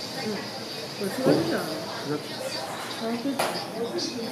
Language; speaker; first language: Japanese; non-native, learner; Chinese